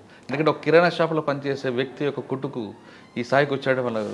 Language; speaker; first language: Telugu; native; Telugu